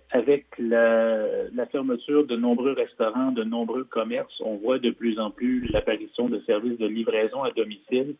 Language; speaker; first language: French; native; French